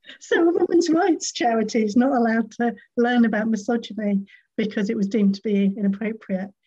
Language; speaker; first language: English; native; English